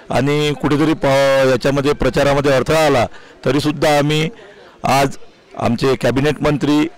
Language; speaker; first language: Marathi; native; Marathi